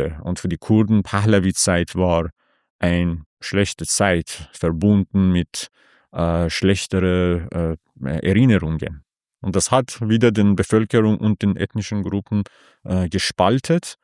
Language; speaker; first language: German; non-native, fluent; Persian